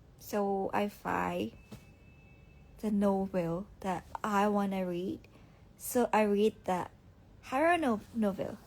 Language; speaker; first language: English; non-native, learner; Thai